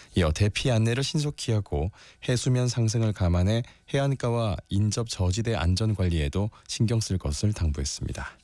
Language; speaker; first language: Korean; native; Korean